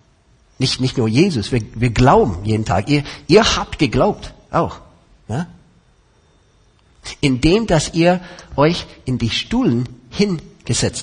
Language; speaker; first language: German; non-native, fluent; English